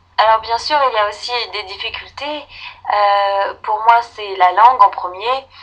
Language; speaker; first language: French; native; French